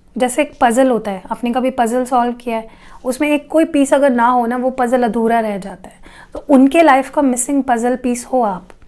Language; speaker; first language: Hindi; non-native, local second language; Marathi